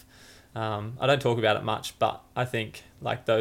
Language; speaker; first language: English; native; English